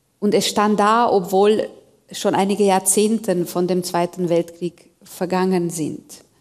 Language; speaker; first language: German; non-native, fluent; Hungarian